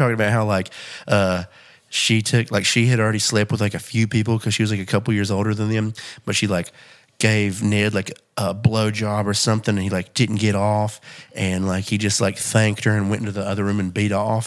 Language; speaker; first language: English; native; English